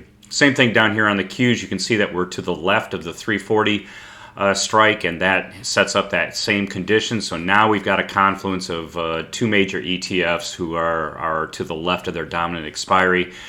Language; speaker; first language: English; native; English